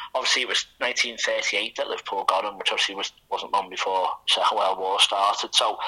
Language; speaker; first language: English; native; English